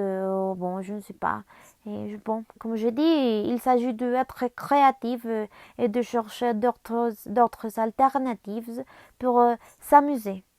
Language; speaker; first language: French; non-native, learner; Spanish